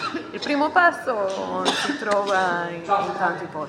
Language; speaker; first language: Italian; non-native, fluent; Hebrew